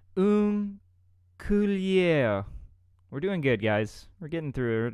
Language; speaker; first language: English; native; English